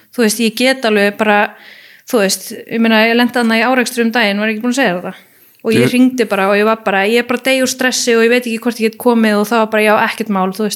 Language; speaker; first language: Icelandic; early bilingual, heritage; Icelandic